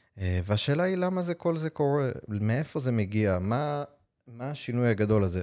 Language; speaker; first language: Hebrew; non-native, fluent; English